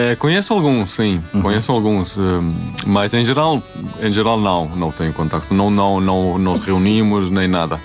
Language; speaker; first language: Portuguese; non-native, fluent; Swedish